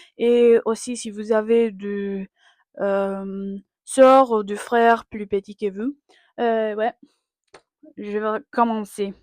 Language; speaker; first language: French; non-native, learner; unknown